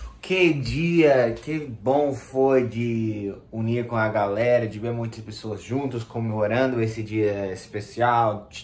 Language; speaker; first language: Portuguese; non-native, fluent; English